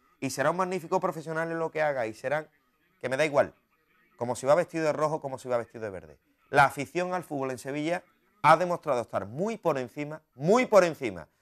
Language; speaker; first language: Spanish; native; Spanish